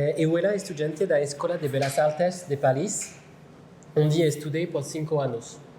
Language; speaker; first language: Portuguese; non-native, learner; French